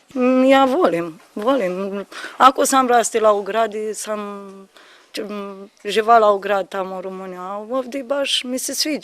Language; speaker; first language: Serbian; non-native, learner; Romanian